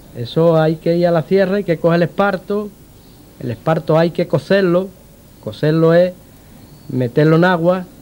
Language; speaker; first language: Spanish; native; Spanish